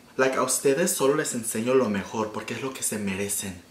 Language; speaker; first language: Spanish; early bilingual, heritage; Spanish